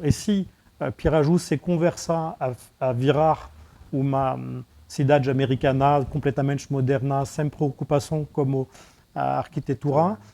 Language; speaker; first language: Portuguese; non-native, fluent; French